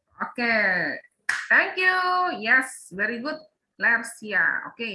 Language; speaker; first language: English; non-native, learner; Indonesian